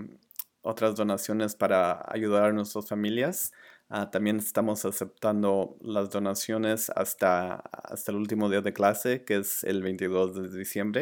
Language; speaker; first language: Spanish; early bilingual, other home language; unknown